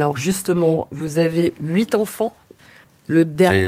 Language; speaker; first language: French; native; French